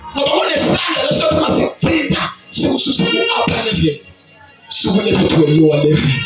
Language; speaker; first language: Zulu; non-native, local second language; Swati